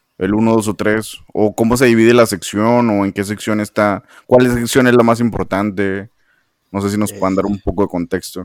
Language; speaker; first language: Spanish; native; Spanish